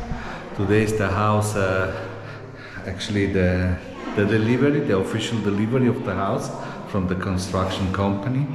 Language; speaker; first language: English; non-native, fluent; Italian